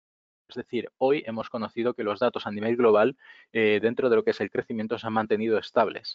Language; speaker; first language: Spanish; native; Spanish